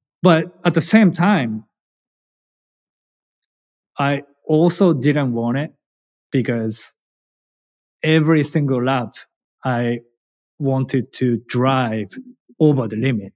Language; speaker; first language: English; non-native, learner; Japanese